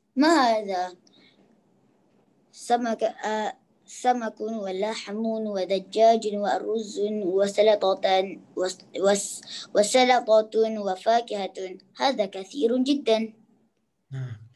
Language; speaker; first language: Arabic; non-native, learner; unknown